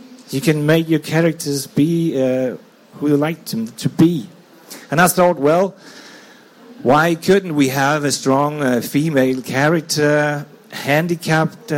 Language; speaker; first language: English; non-native, fluent; Danish